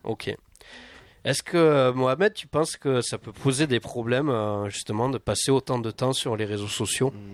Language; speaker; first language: French; native; French